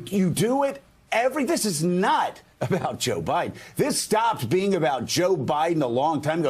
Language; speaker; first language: English; native; English